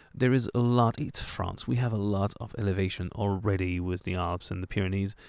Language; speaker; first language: English; non-native, fluent; French